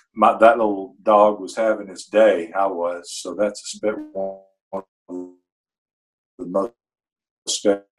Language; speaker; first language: English; native; English